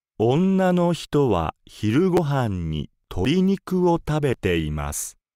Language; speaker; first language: Japanese; native; Japanese